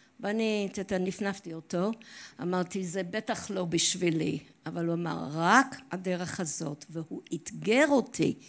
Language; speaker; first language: Hebrew; non-native, fluent; English